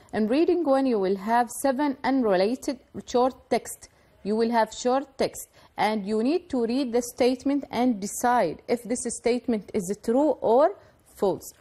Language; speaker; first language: English; non-native, fluent; Arabic